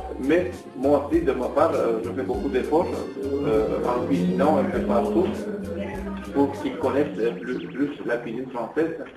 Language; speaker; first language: French; non-native, fluent; Turkish